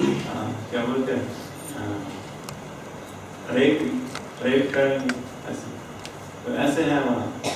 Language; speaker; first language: Hindi; non-native, fluent; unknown